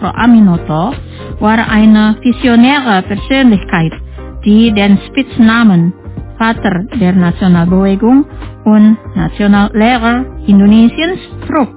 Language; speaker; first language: German; non-native, fluent; Indonesian